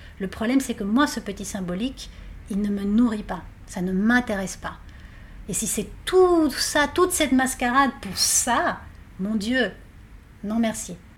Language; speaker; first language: French; non-native, fluent; Spanish